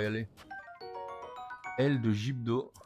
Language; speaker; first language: French; native; French